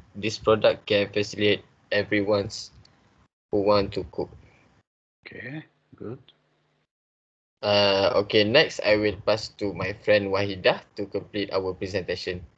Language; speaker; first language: English; non-native, learner; Malay